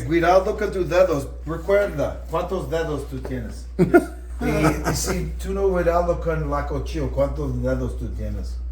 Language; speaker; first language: Spanish; non-native, learner; English